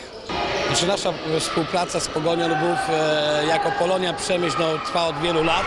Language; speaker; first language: Polish; native; Polish